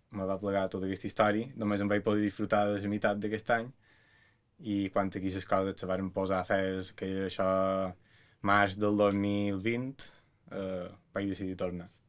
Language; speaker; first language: Catalan; native; Catalan